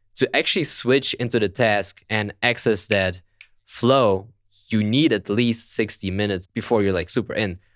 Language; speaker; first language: English; non-native, fluent; German